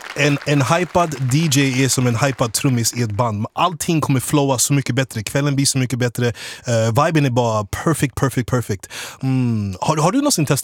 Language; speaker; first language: Swedish; native; Swedish